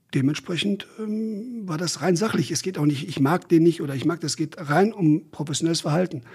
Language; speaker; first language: German; native; German